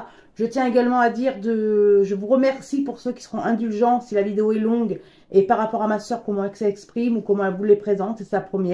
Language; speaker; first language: French; native; French